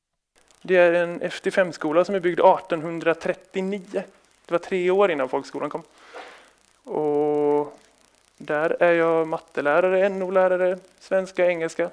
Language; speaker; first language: Swedish; native; Swedish